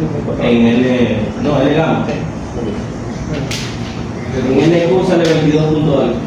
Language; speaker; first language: Spanish; native; Spanish